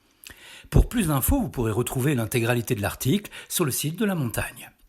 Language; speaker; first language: French; native; French